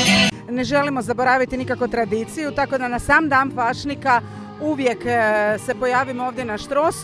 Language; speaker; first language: Croatian; native; Croatian